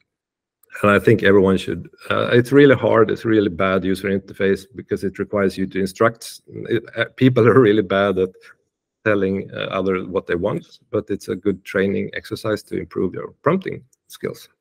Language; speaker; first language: English; non-native, fluent; Swedish